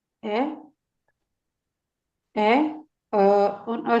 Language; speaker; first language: Italian; non-native, learner; Punjabi